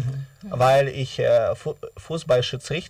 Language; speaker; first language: German; non-native, learner; Russian